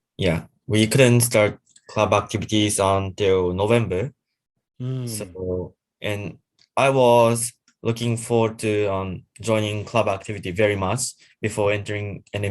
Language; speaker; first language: English; non-native, learner; Japanese